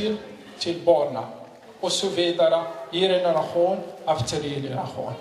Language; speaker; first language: Swedish; non-native, learner; Arabic